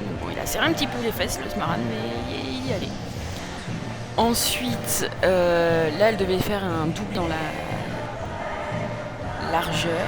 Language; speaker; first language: French; native; French